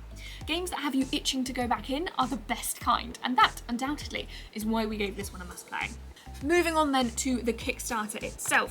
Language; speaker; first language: English; native; English